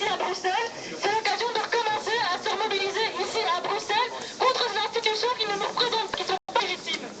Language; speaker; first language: French; native; French